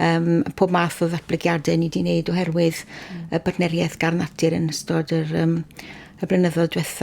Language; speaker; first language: Welsh; native; Welsh